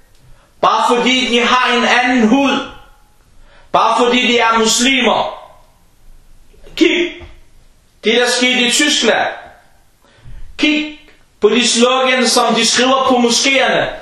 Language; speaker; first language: Danish; early bilingual, other home language; Arabic